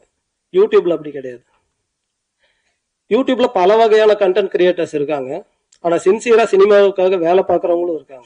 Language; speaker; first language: Tamil; native; Tamil